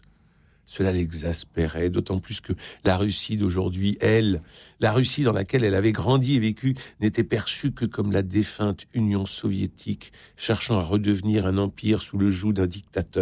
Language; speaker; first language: French; native; French